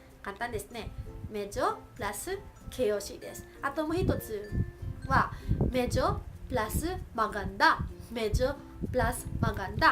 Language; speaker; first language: Japanese; early bilingual, other home language; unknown